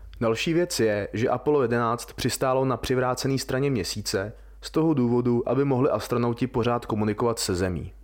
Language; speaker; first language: Czech; native; Czech